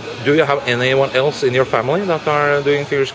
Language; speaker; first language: English; non-native, fluent; Norwegian